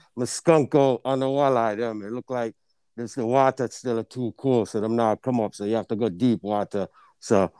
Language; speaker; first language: English; non-native, local second language; Jamaican Creole English